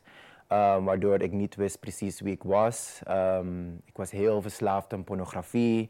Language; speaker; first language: Dutch; non-native, fluent; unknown